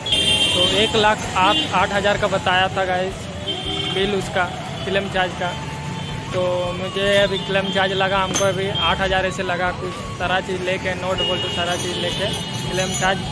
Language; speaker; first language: Hindi; native; Hindi